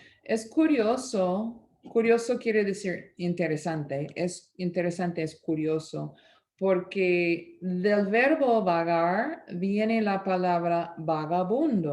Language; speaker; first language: Spanish; non-native, fluent; English